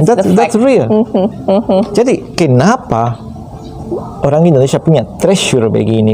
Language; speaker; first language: Indonesian; non-native, fluent; Spanish